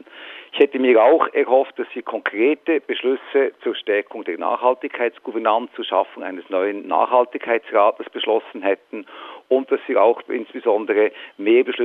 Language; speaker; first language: German; native; German